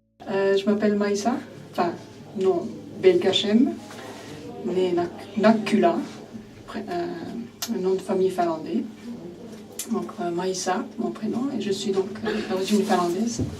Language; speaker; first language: French; non-native, fluent; Finnish